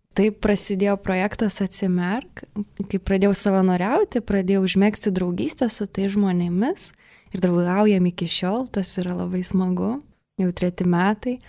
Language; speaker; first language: Lithuanian; early bilingual, heritage; Russian